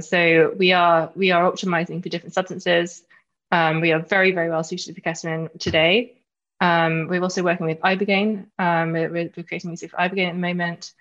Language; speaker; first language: English; native; English